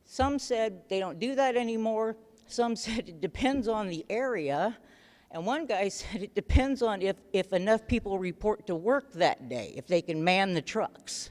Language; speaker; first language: English; native; English